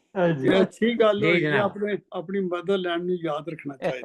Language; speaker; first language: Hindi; non-native, local second language; Punjabi